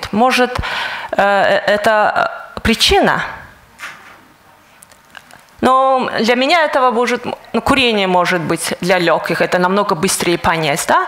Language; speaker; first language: Russian; non-native, fluent; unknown